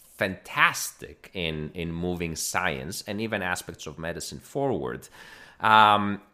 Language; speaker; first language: English; non-native, fluent; Greek